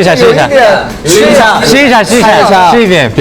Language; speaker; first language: Chinese; non-native, learner; Korean